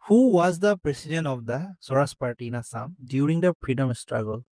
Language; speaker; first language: English; non-native, local second language; Assamese